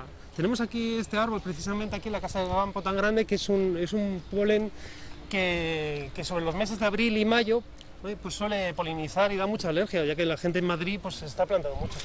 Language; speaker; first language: Spanish; native; Spanish